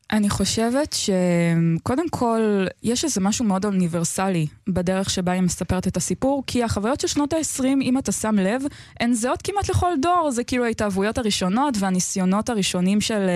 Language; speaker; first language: Hebrew; native; Hebrew